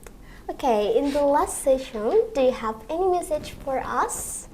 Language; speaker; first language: English; non-native, learner; Indonesian